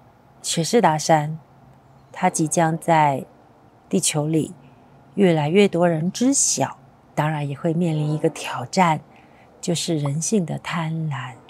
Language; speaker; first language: Chinese; native; Chinese